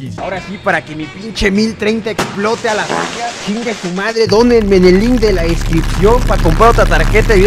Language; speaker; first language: Spanish; native; Spanish